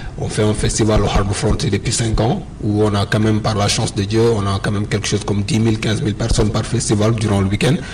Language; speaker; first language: French; non-native, local second language; Wolof